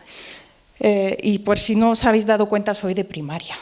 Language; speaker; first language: Spanish; non-native, fluent; Norwegian